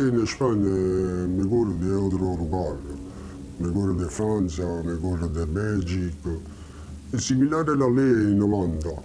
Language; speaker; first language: Spanish; non-native, learner; Italian